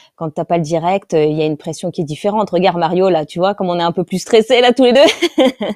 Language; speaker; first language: French; native; French